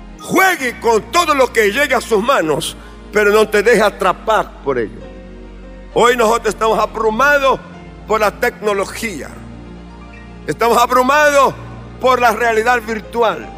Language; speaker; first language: Spanish; non-native, fluent; Portuguese